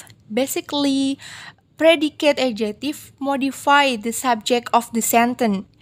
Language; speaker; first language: English; non-native, learner; Indonesian